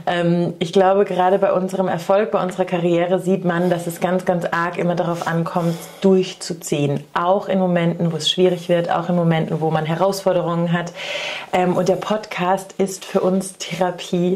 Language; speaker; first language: German; native; German